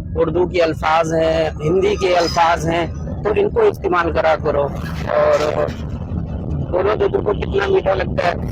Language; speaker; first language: Hindi; native; Hindi